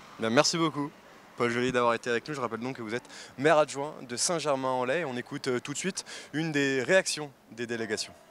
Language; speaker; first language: French; native; French